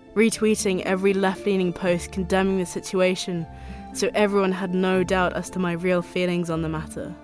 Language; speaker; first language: English; native; English